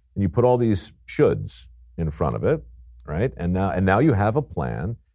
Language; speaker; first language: English; native; English